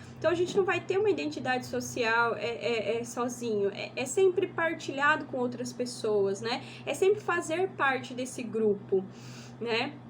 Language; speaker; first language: Portuguese; native; Portuguese